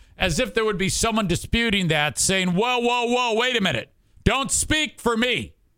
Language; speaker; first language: English; native; English